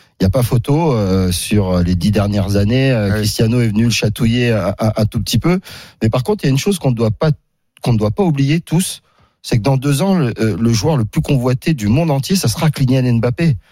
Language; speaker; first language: French; native; French